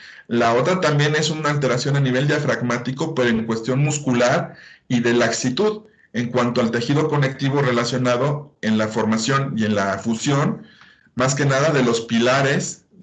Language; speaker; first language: Spanish; native; Spanish